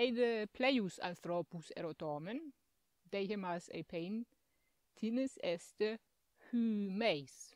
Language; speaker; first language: Greek; non-native, fluent; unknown